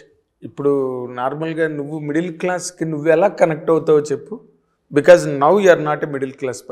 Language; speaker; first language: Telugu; native; Telugu